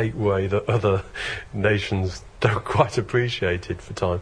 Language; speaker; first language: English; native; English